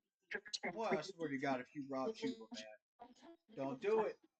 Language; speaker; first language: English; native; English